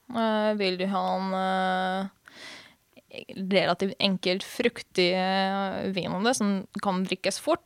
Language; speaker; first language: Norwegian; non-native, fluent; Hungarian